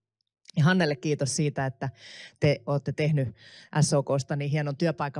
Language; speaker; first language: Finnish; native; Finnish